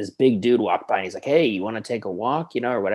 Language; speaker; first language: English; native; English